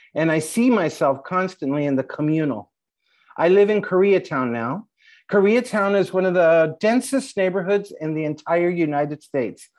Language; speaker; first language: English; native; English